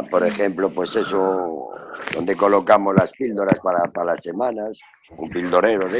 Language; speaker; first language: Spanish; native; Spanish